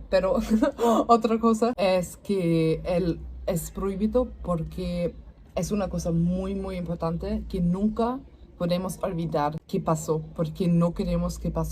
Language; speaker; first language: Spanish; non-native, learner; German